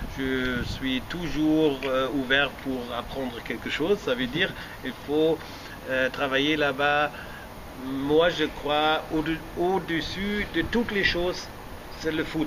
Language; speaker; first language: French; non-native, fluent; German